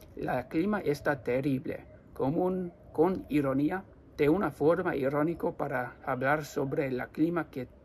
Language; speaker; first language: Spanish; non-native, learner; English